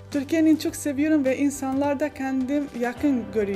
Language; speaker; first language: Turkish; non-native, learner; Albanian